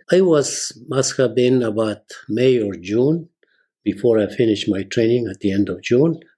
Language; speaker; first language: English; non-native, fluent; Spanish